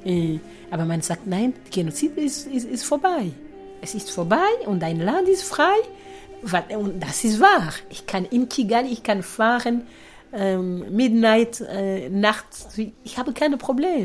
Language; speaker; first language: German; non-native, fluent; Kinyarwanda